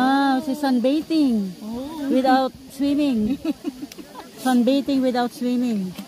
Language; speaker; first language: English; non-native, local second language; Filipino